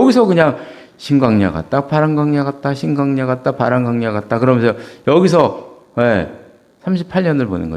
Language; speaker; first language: Korean; native; Korean